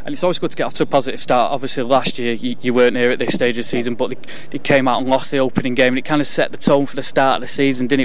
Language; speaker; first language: English; native; English